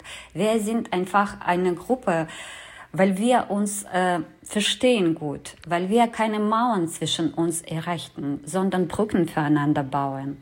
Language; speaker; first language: German; non-native, fluent; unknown